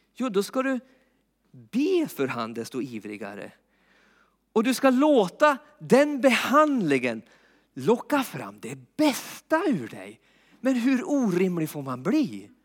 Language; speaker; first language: Swedish; native; Swedish